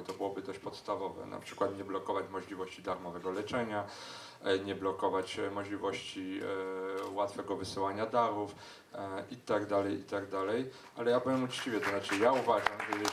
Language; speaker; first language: Polish; native; Polish